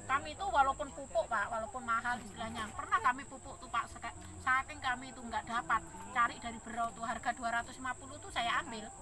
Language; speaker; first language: Indonesian; native; Indonesian